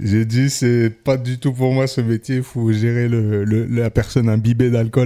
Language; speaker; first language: French; native; French